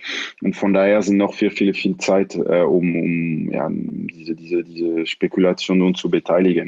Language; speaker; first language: German; non-native, fluent; French